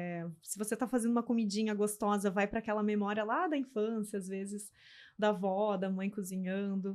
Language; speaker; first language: Portuguese; native; Portuguese